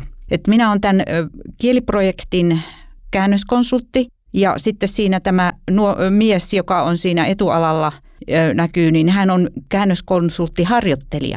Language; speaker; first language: Finnish; native; Finnish